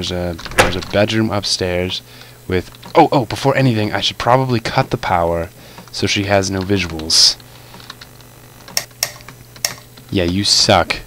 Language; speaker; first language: English; native; English